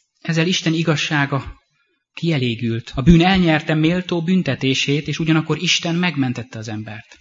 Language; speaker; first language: Hungarian; native; Hungarian